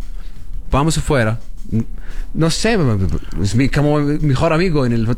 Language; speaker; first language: Spanish; non-native, learner; Arabic